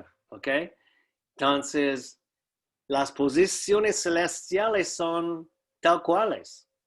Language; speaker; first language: Spanish; non-native, fluent; English